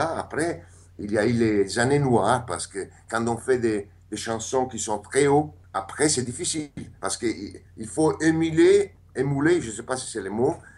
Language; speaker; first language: French; non-native, fluent; Italian